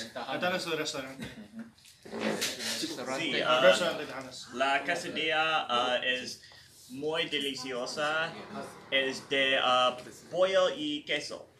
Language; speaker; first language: Spanish; non-native, learner; Indonesian